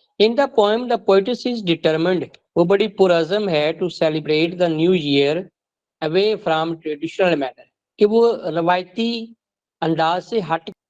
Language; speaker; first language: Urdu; non-native, local second language; Punjabi